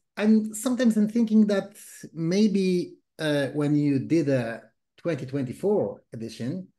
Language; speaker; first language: English; non-native, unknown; Polish